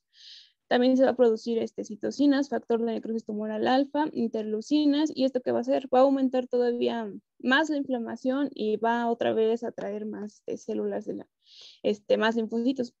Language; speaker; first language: Spanish; native; Spanish